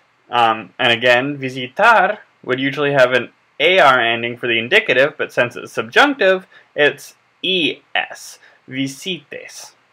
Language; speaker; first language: English; native; English